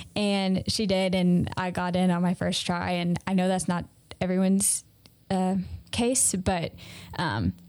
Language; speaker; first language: English; native; English